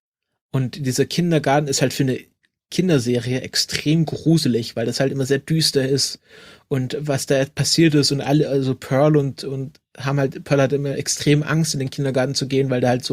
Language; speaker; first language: German; native; German